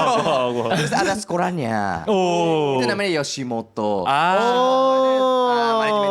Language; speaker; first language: Indonesian; non-native, learner; Japanese